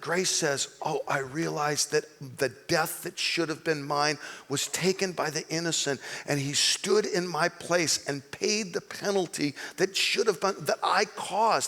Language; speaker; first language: English; native; English